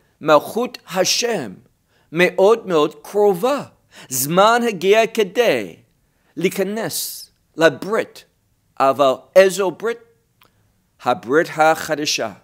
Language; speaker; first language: Hebrew; non-native, fluent; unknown